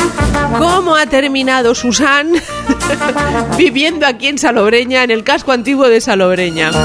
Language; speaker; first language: Spanish; native; Spanish